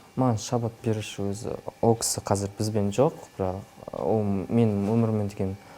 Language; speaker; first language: Kazakh; non-native, local second language; Russian